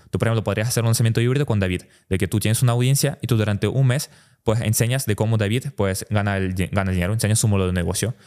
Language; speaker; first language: Spanish; early bilingual, other home language; Russian